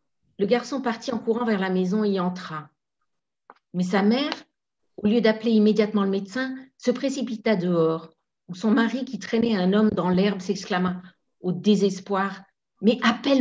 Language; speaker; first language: French; native; French